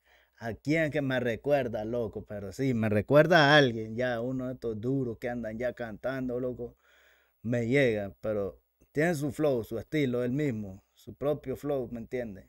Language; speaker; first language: Spanish; native; Spanish